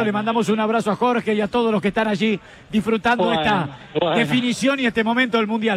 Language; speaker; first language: Spanish; native; Spanish